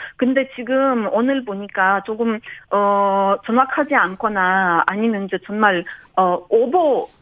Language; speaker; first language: Korean; non-native, fluent; Ukrainian